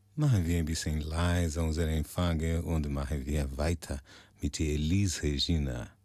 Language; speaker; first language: German; non-native, learner; Portuguese